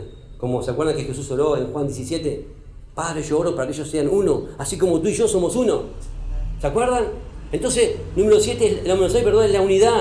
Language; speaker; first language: Spanish; native; Spanish